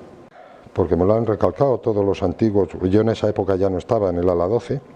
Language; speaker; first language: Spanish; native; Spanish